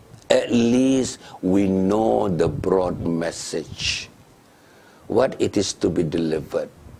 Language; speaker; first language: English; non-native, local second language; Malay